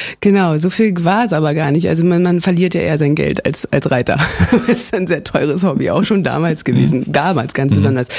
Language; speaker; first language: German; native; German